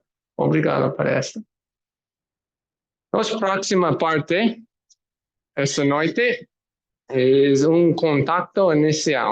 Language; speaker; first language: Portuguese; non-native, learner; English